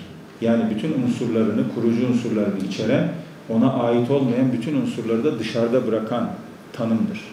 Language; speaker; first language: Turkish; native; Turkish